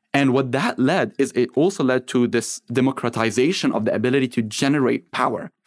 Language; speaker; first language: English; non-native, fluent; Arabic